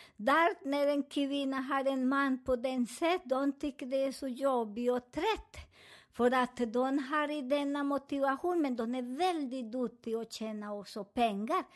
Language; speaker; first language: Swedish; non-native, learner; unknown